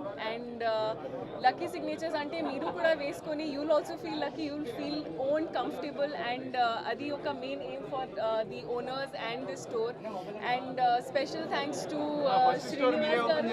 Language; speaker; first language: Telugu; non-native, fluent; Hindi